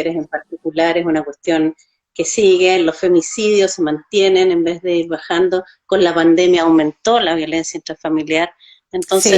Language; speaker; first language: Spanish; native; Spanish